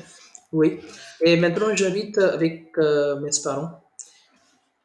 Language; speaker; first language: French; non-native, learner; Hindi